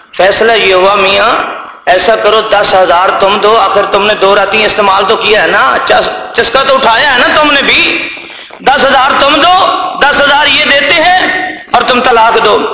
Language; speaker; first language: Urdu; non-native, local second language; Punjabi